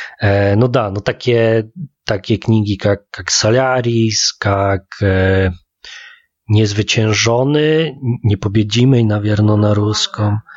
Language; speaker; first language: Polish; non-native, learner; Russian